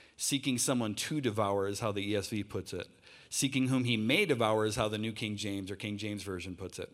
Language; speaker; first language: English; native; English